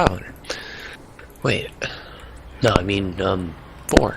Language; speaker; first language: English; native; English